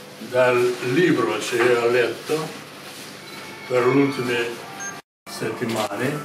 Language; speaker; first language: Italian; non-native, learner; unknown